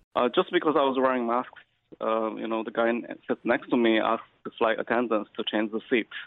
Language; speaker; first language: English; non-native, fluent; Chinese